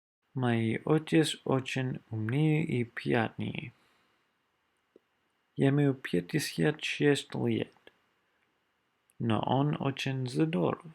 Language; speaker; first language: Russian; non-native, learner; English